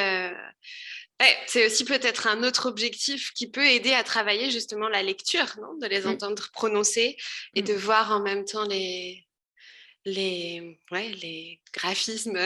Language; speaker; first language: French; native; French